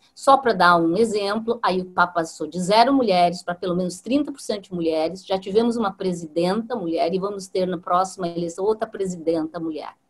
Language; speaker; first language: Portuguese; native; Portuguese